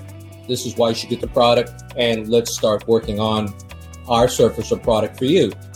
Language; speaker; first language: English; native; English